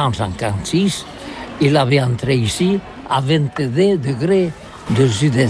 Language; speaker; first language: French; non-native, learner; Catalan